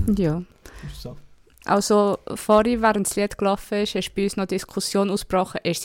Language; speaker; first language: German; native; German